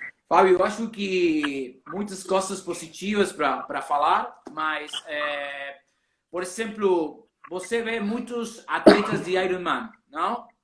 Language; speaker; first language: Portuguese; non-native, learner; Spanish